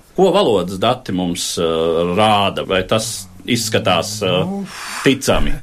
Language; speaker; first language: Latvian; native; Latvian